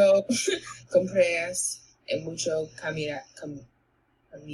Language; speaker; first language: Spanish; non-native, learner; English